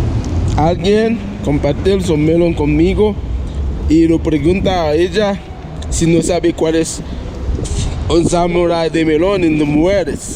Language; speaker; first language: Spanish; non-native, learner; Haitian Creole